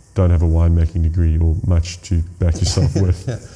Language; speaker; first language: English; native; English